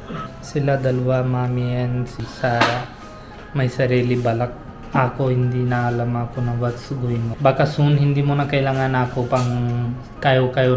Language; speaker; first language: Filipino; non-native, learner; Hindi